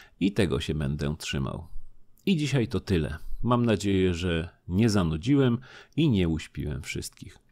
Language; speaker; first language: Polish; native; Polish